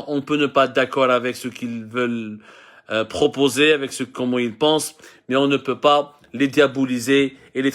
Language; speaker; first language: French; non-native, local second language; Arabic